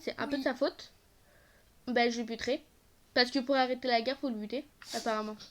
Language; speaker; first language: French; native; French